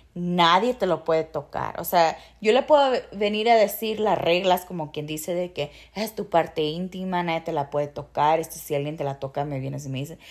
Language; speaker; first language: Spanish; early bilingual, heritage; Spanish